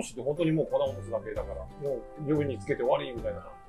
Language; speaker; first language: Japanese; native; Japanese